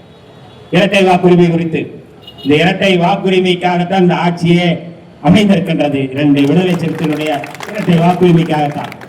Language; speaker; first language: Tamil; native; Tamil